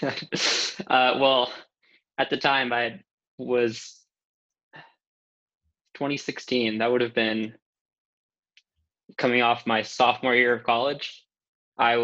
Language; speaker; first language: English; native; English